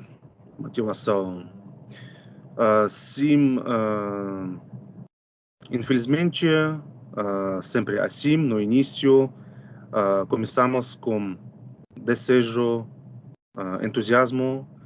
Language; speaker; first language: Portuguese; non-native, fluent; Russian